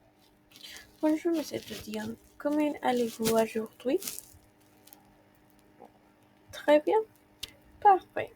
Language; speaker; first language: French; non-native, fluent; Spanish